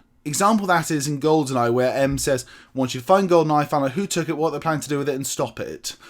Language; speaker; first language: English; native; English